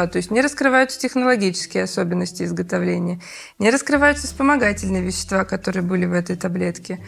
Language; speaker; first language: Russian; native; Russian